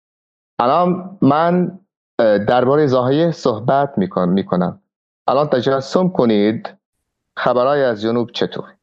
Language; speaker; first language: Persian; non-native, fluent; Arabic